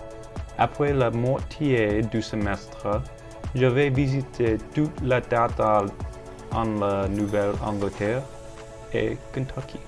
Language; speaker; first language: French; non-native, learner; English